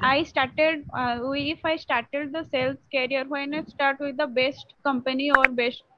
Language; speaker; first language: English; non-native, local second language; Odia